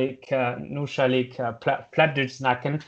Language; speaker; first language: Dutch; non-native, learner; German